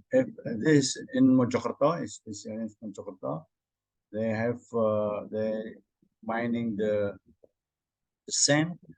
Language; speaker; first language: English; non-native, learner; Indonesian